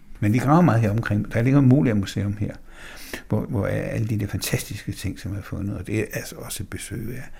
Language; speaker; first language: Danish; native; Danish